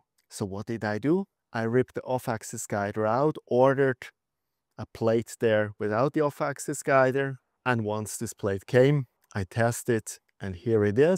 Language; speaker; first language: English; non-native, fluent; German